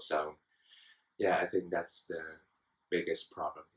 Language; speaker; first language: English; non-native, fluent; Vietnamese